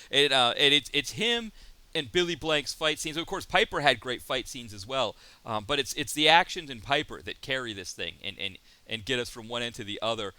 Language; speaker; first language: English; native; English